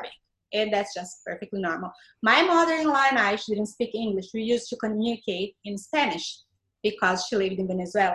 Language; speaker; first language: English; non-native, fluent; Portuguese